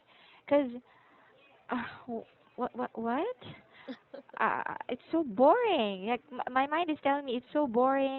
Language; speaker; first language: English; non-native, local second language; Filipino